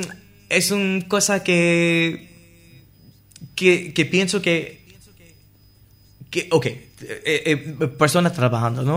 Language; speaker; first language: Spanish; non-native, learner; English